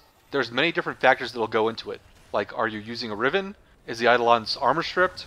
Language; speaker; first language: English; native; English